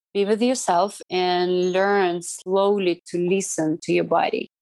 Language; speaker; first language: English; non-native, fluent; Russian